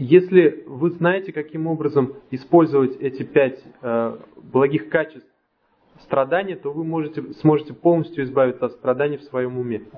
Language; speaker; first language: Russian; native; Russian